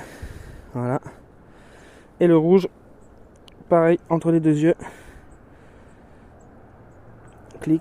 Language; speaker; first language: French; native; French